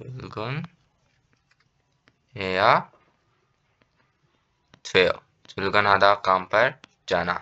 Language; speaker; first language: Korean; non-native, fluent; Urdu